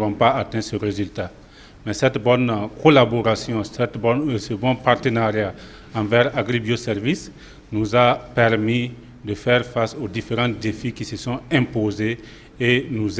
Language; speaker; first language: French; non-native, local second language; Mossi